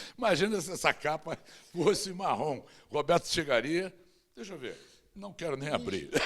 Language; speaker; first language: Portuguese; native; Portuguese